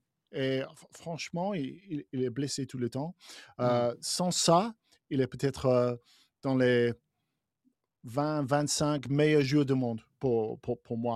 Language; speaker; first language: French; non-native, fluent; English